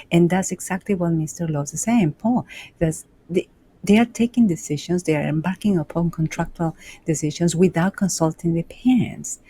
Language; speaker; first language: English; non-native, fluent; Spanish